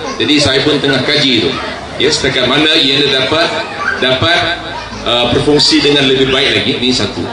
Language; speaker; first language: Malay; non-native, local second language; Chinese